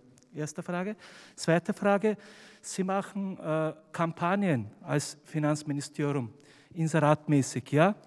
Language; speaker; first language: German; non-native, fluent; Turkish